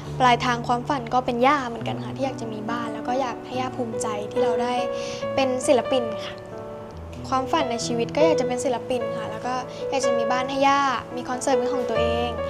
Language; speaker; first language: Thai; native; Thai